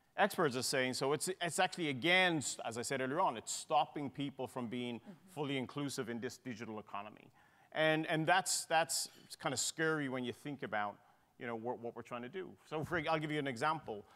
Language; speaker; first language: English; native; English